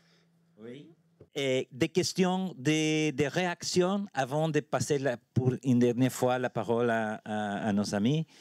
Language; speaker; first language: French; non-native, learner; Spanish